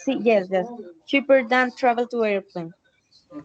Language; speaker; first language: English; non-native, learner; Spanish